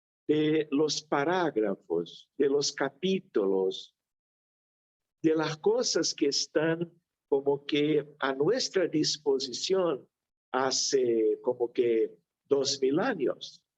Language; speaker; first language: Spanish; non-native, fluent; Portuguese